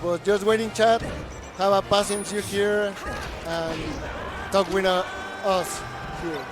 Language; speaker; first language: English; non-native, learner; Spanish